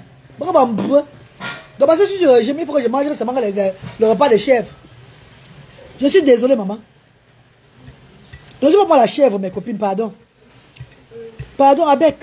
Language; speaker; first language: French; non-native, local second language; Lingala